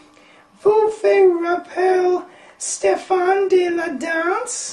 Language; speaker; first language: French; non-native, learner; English